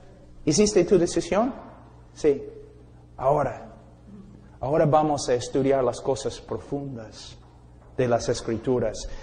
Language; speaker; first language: Spanish; non-native, fluent; English